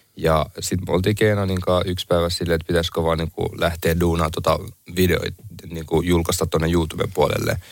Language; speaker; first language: Finnish; early bilingual, other home language; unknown